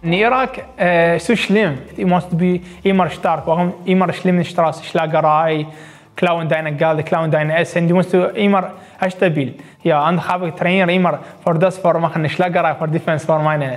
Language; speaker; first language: German; non-native, local second language; Arabic